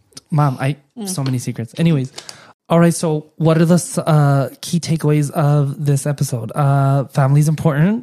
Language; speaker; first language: English; early bilingual, other home language; Spanish